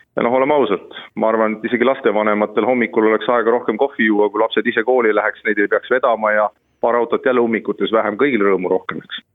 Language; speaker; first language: Estonian; native; Estonian